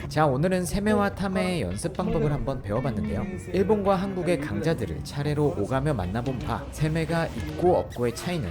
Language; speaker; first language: Korean; native; Korean